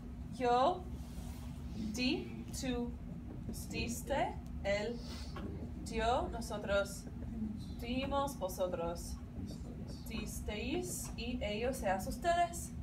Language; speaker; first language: Spanish; non-native, fluent; English